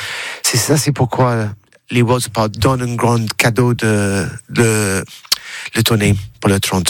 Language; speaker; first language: French; non-native, learner; English